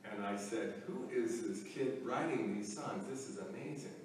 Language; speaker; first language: English; native; English